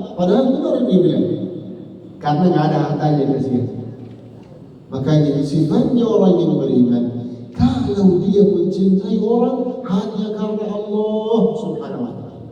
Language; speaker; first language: Indonesian; non-native, learner; Arabic